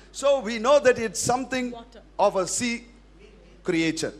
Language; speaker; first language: English; non-native, local second language; Tamil